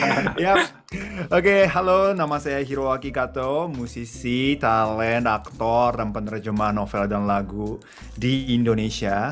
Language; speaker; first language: Indonesian; non-native, fluent; Japanese